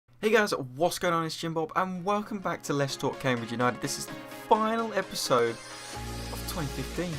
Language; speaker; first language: English; native; English